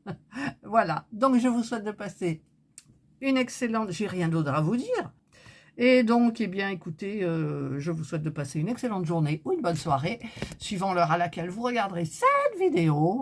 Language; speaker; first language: French; native; French